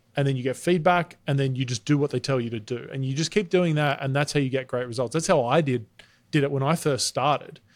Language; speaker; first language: English; native; English